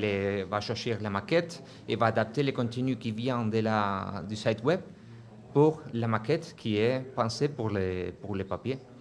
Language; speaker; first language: French; non-native, fluent; Spanish